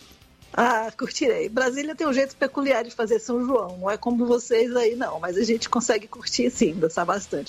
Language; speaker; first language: Portuguese; native; Portuguese